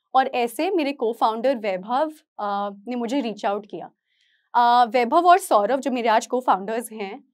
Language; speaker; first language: Hindi; native; Hindi